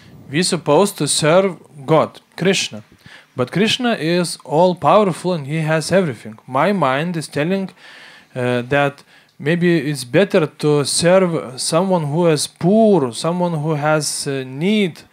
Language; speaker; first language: English; non-native, fluent; Lithuanian